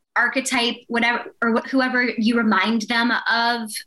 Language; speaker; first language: English; native; English